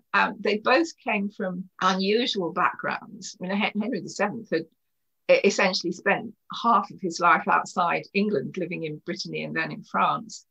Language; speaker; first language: English; native; English